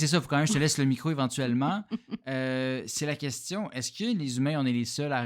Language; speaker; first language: French; native; French